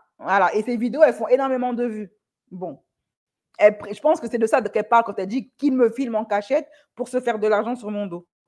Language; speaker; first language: French; native; French